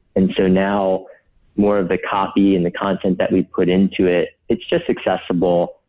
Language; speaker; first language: English; native; English